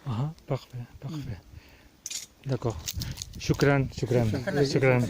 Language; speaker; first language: French; non-native, fluent; Catalan